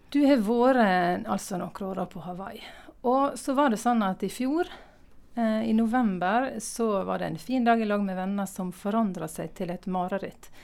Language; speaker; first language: Norwegian; native; Norwegian